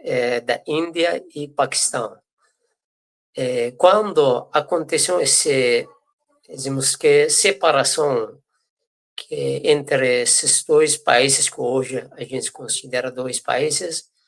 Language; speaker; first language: Portuguese; non-native, fluent; Persian